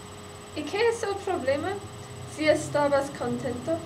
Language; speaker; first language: Spanish; non-native, learner; English